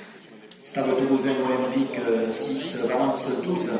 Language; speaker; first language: French; native; French